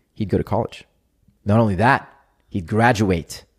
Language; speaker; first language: English; non-native, fluent; Hebrew